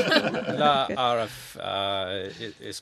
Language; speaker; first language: Arabic; non-native, learner; English